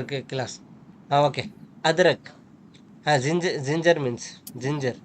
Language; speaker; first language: English; non-native, learner; Urdu